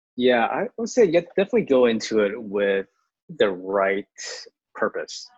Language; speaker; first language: English; early bilingual, other home language; Chinese